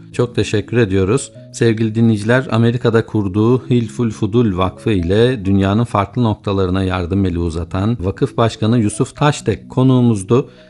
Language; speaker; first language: Turkish; native; Turkish